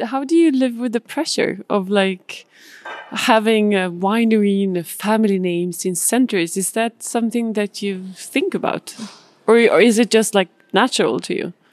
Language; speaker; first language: English; non-native, fluent; Swedish